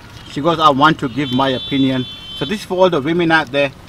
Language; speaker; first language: English; early bilingual, other home language; Hindi